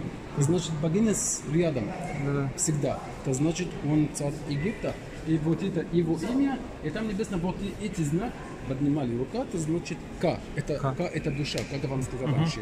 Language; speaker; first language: Russian; non-native, learner; Arabic